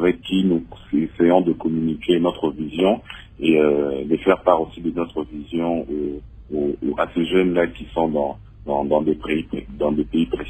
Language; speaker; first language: French; non-native, local second language; Lingala